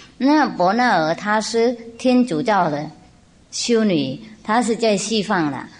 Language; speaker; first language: Chinese; non-native, fluent; Vietnamese